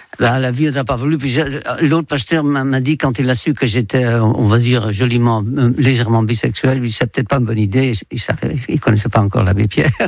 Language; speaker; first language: French; non-native, fluent; Dutch